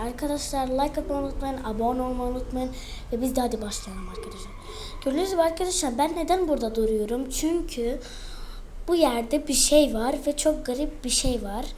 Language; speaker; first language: Turkish; early bilingual, heritage; Turkish